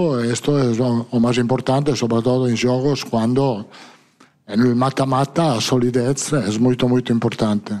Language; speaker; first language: Portuguese; non-native, fluent; Italian